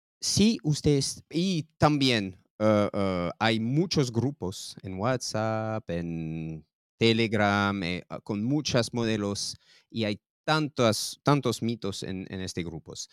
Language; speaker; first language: Spanish; non-native, learner; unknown